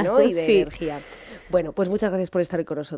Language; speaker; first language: Spanish; native; Spanish